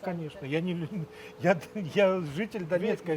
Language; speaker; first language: Russian; native; Russian